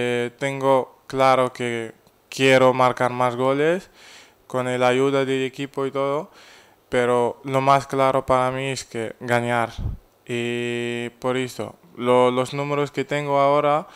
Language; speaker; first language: Spanish; non-native, fluent; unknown